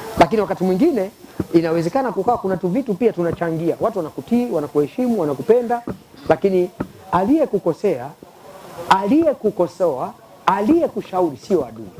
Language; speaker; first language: Swahili; native; Swahili